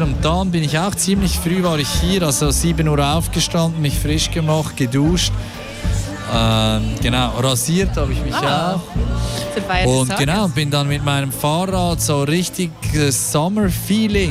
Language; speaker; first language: German; native; German